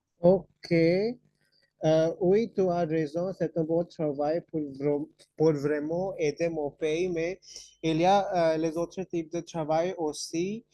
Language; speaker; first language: French; non-native, fluent; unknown